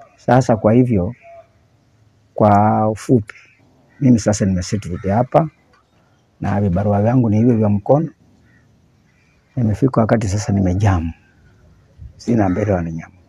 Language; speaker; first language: Swahili; non-native, local second language; Luyia